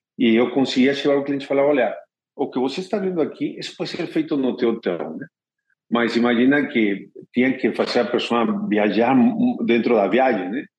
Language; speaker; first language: Portuguese; non-native, fluent; Spanish